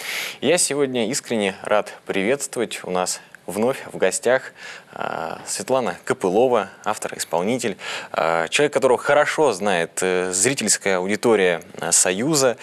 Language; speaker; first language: Russian; native; Russian